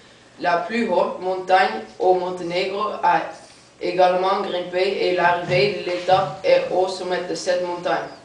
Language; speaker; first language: French; non-native, learner; Dutch